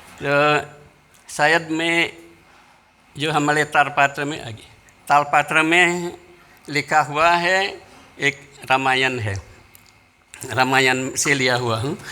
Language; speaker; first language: Hindi; non-native, fluent; Balinese